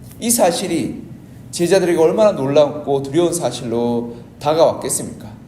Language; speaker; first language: Korean; native; Korean